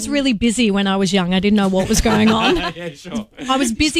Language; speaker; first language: English; native; English